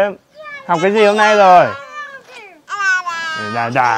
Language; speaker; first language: Vietnamese; native; Vietnamese